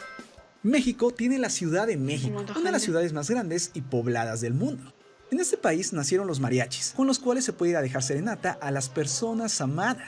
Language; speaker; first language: Spanish; native; Spanish